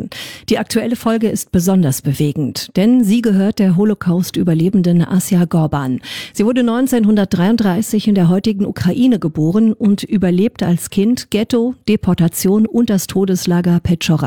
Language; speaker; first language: German; native; German